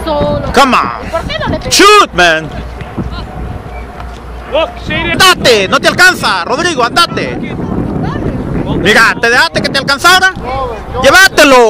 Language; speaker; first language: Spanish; native; Spanish